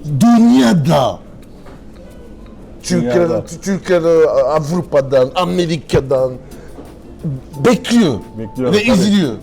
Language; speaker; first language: Turkish; non-native, learner; French